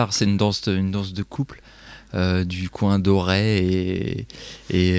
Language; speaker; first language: French; native; French